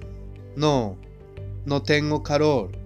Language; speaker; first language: Spanish; non-native, fluent; Japanese